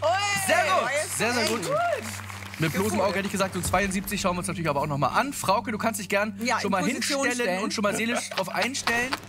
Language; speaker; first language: German; native; German